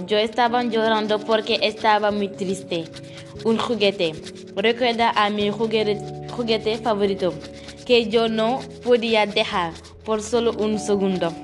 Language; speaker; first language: Spanish; non-native, learner; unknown